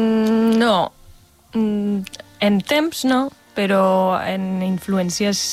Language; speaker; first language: Catalan; non-native, fluent; German